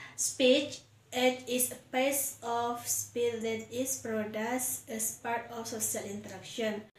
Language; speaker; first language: English; non-native, learner; Indonesian